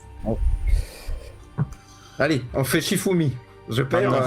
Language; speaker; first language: French; native; French